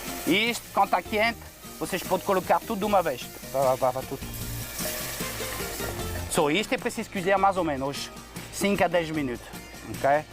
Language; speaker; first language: Portuguese; non-native, learner; French